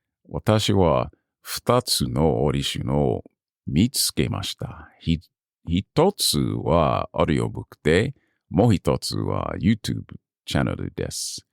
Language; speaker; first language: Japanese; non-native, learner; English